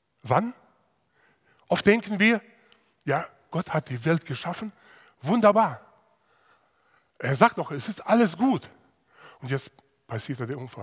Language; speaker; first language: German; non-native, fluent; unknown